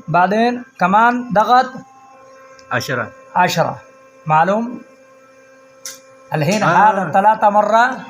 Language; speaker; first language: Arabic; non-native, learner; Punjabi